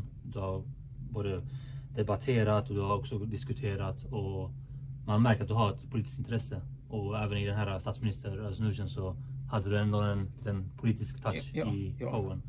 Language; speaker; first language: Swedish; native; Swedish